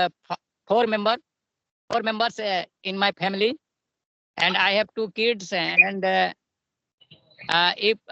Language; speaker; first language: English; non-native, learner; Hindi